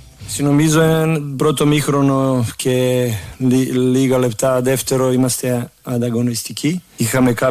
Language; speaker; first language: Greek; non-native, fluent; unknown